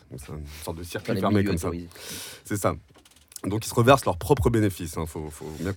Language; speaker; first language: French; native; French